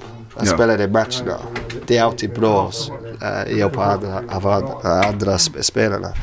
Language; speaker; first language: Swedish; non-native, learner; English